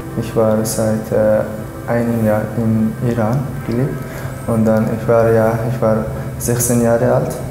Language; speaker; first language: German; non-native, learner; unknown